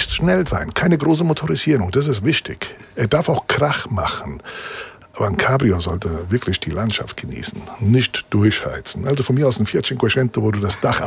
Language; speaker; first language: German; early bilingual, other home language; Italian